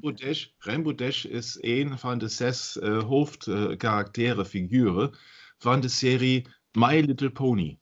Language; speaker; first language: Dutch; non-native, learner; German